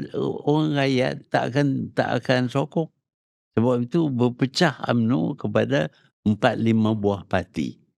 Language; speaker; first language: Malay; native; Malay